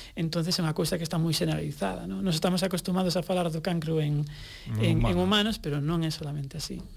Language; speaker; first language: Galician; native; Galician